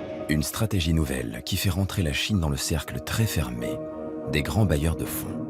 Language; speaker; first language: French; native; French